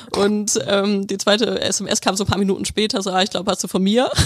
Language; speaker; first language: German; native; German